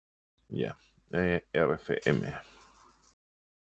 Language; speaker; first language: Spanish; native; Spanish